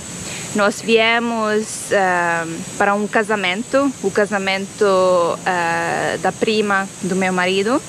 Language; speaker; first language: Portuguese; non-native, fluent; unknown